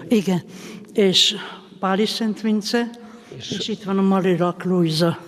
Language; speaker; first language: Hungarian; native; Hungarian